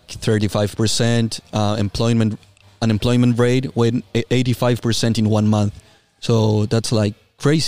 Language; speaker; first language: English; non-native, fluent; Spanish